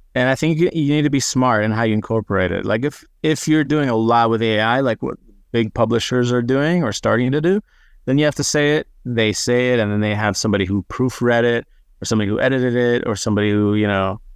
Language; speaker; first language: English; non-native, fluent; Hebrew